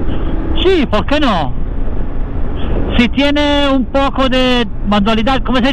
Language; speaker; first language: Spanish; non-native, learner; Italian